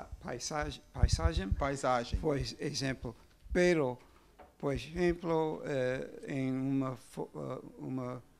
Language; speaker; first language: Portuguese; non-native, learner; English